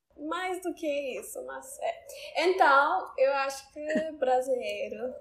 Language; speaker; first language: Portuguese; non-native, learner; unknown